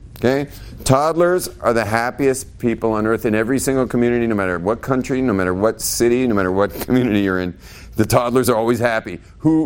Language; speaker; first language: English; native; English